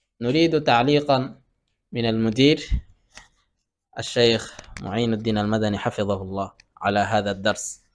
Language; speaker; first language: Arabic; non-native, fluent; Bangla